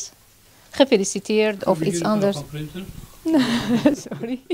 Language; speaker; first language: Dutch; non-native, fluent; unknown